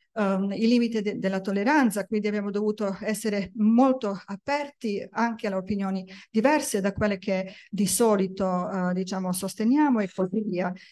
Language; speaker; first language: Italian; non-native, fluent; Bosnian